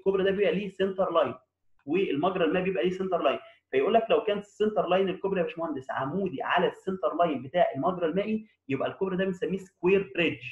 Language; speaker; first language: Arabic; native; Arabic